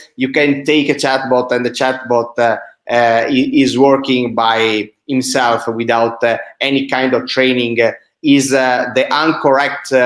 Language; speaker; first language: English; non-native, fluent; Italian